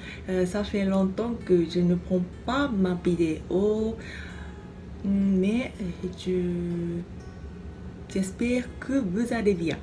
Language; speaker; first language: French; non-native, fluent; Japanese